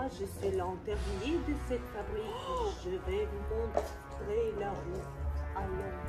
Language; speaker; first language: French; non-native, learner; Russian